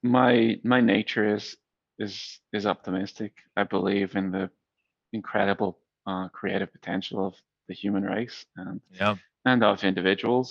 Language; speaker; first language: English; native; English